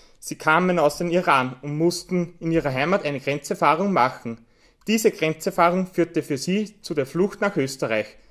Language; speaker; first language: German; native; German